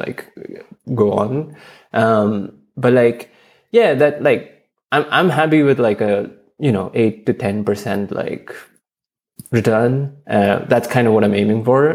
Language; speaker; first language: English; non-native, local second language; Hindi